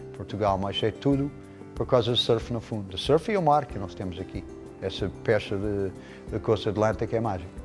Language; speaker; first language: Portuguese; non-native, fluent; English